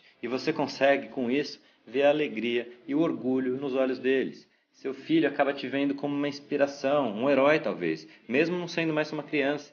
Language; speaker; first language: Portuguese; native; Portuguese